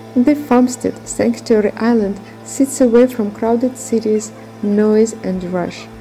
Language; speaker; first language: English; non-native, fluent; Russian